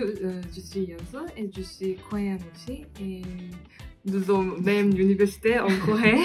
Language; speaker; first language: French; non-native, learner; Korean